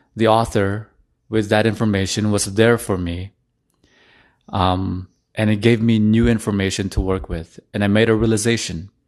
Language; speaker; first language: English; early bilingual, other home language; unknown